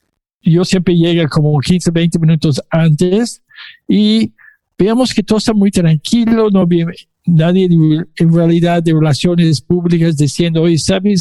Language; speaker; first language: Spanish; non-native, fluent; English